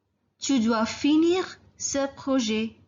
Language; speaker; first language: French; non-native, fluent; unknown